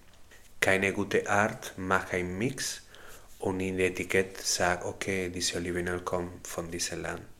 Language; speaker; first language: German; non-native, learner; Spanish